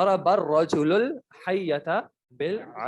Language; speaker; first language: Arabic; non-native, fluent; Urdu